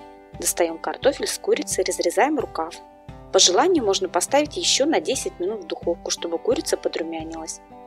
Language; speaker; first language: Russian; native; Russian